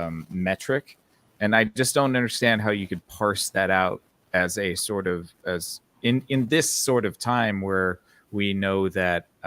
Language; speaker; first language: English; native; English